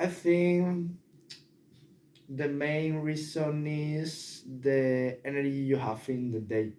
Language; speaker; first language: English; non-native, learner; Spanish